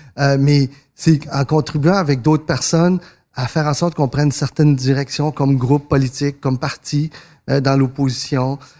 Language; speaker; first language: French; early bilingual, other home language; Spanish